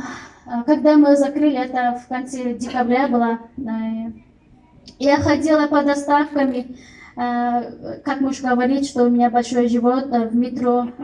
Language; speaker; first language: Russian; non-native, local second language; Kyrgyz